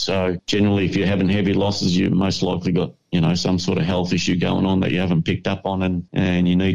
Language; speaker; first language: English; native; English